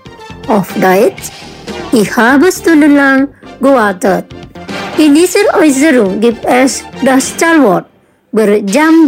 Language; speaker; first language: German; non-native, fluent; Indonesian